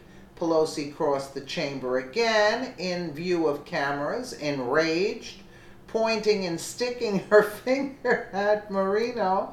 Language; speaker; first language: English; native; English